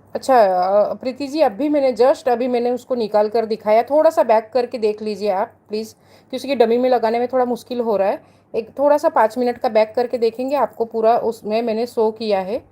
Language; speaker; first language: Hindi; non-native, local second language; Marathi